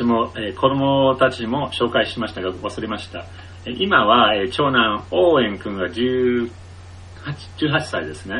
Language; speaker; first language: Japanese; non-native, fluent; English